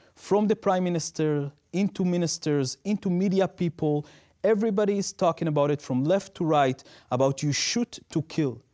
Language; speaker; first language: English; non-native, fluent; Hebrew